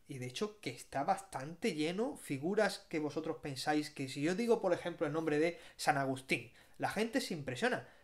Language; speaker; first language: Spanish; native; Spanish